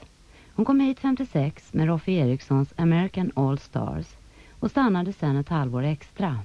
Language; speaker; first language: Swedish; native; Swedish